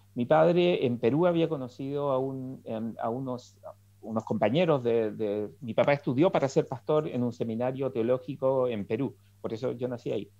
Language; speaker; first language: Spanish; native; Spanish